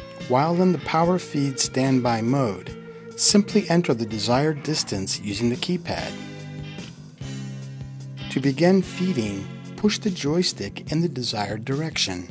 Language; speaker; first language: English; native; English